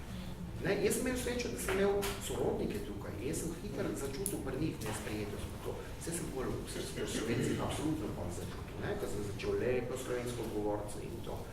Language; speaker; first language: Slovenian; early bilingual, heritage; Arabic